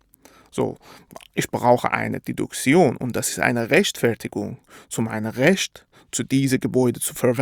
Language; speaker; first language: German; non-native, fluent; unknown